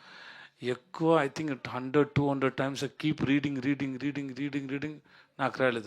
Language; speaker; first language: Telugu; non-native, learner; Tamil